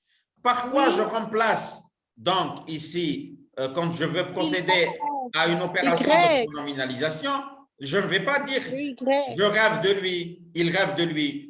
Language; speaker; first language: French; non-native, local second language; Arabic